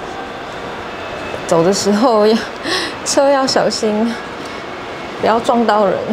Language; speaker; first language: Chinese; native; Chinese